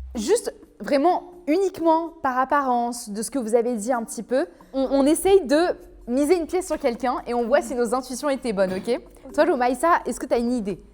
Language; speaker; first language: French; native; French